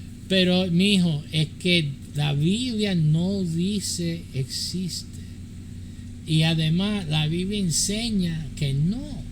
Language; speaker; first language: Spanish; early bilingual, heritage; English